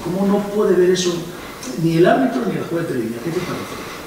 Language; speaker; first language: Spanish; native; Spanish